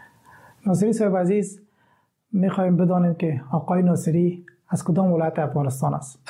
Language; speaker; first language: Persian; native; Persian